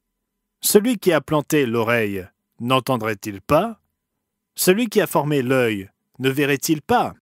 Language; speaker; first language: French; native; French